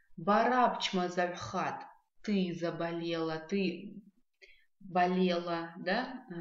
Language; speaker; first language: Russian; non-native, local second language; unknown